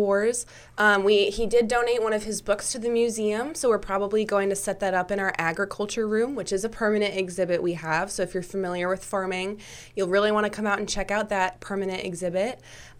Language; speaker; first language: English; native; English